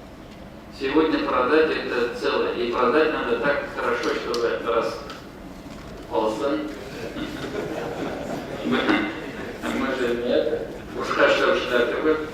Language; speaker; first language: Russian; non-native, local second language; Tatar